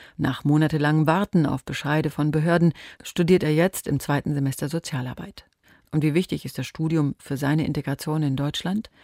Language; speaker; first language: German; native; German